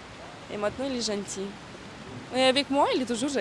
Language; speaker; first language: French; non-native, learner; Russian